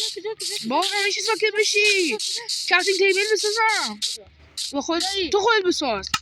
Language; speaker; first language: Persian; native; Persian